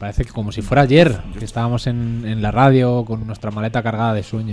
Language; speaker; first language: Spanish; native; Spanish